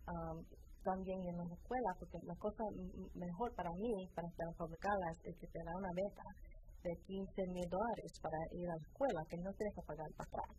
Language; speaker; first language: Spanish; early bilingual, heritage; Spanish